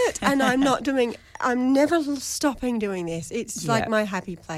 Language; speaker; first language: English; native; English